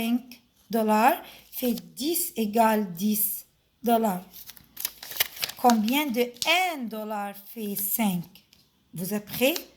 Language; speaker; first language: French; non-native, fluent; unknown